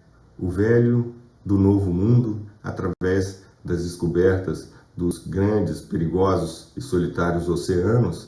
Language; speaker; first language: Portuguese; native; Portuguese